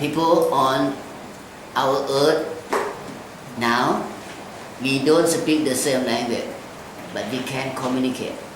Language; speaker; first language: English; non-native, learner; Thai